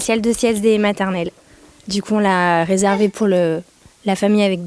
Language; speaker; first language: French; native; French